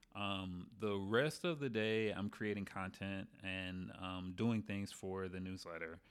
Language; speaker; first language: English; native; English